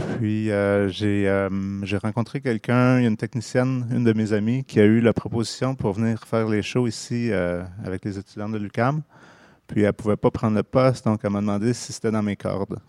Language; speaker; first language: French; native; French